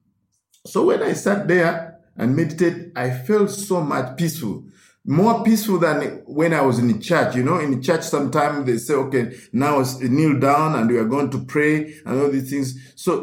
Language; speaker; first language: English; non-native, local second language; Ganda